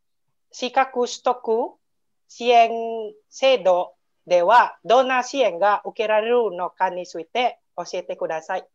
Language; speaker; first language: Japanese; non-native, learner; Indonesian